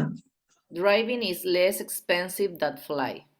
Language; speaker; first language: English; non-native, learner; Spanish